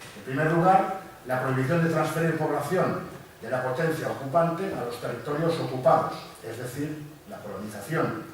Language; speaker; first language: Spanish; native; Spanish